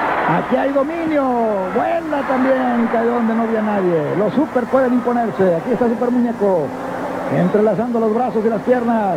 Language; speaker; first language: Spanish; native; Spanish